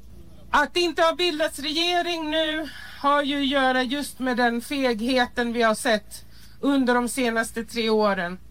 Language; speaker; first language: Swedish; early bilingual, other home language; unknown